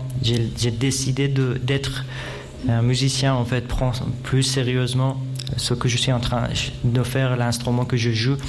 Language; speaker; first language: French; non-native, fluent; Persian